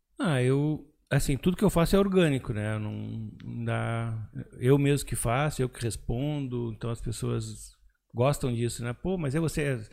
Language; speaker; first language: Portuguese; native; Portuguese